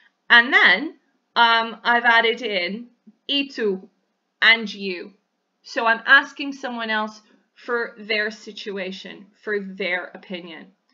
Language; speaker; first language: English; native; English